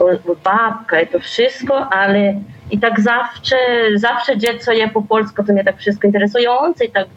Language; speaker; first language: Polish; early bilingual, heritage; Polish